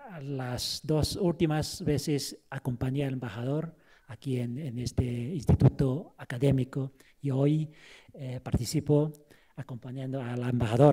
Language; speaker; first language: Spanish; non-native, fluent; Chinese